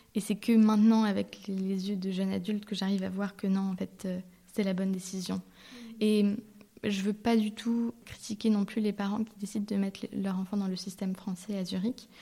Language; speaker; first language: French; early bilingual, heritage; French